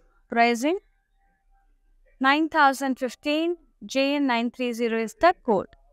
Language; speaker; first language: English; non-native, local second language; Telugu